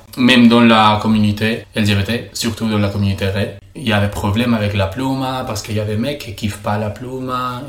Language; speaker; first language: French; non-native, learner; Spanish